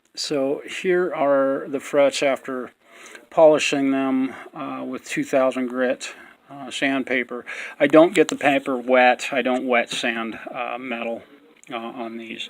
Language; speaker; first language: English; native; English